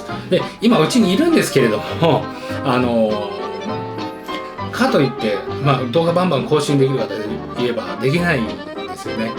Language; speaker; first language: Japanese; native; Japanese